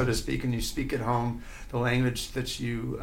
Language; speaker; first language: English; native; English